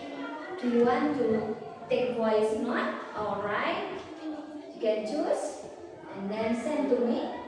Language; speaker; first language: English; non-native, learner; Indonesian